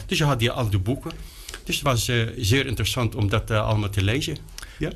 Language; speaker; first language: Dutch; non-native, fluent; Arabic